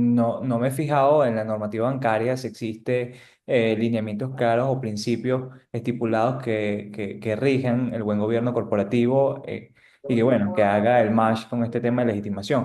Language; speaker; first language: Spanish; native; Spanish